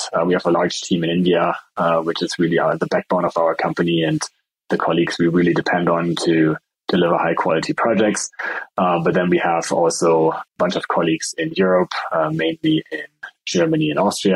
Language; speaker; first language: English; non-native, fluent; German